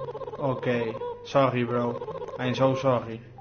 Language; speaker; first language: English; non-native, learner; Romanian